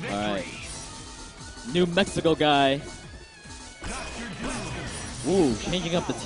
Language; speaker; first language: English; native; English